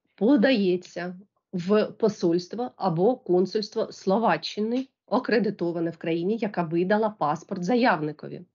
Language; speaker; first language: Ukrainian; native; Ukrainian